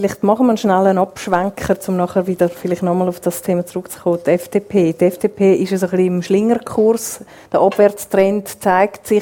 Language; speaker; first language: German; native; German